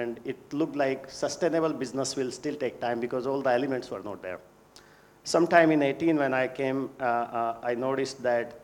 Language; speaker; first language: English; non-native, local second language; Hindi